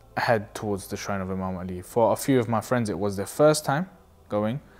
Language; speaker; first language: English; native; English